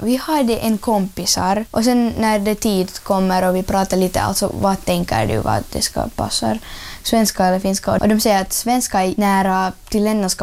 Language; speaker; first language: Swedish; early bilingual, other home language; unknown